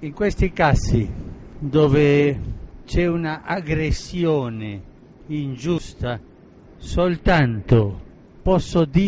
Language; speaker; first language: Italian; non-native, fluent; Spanish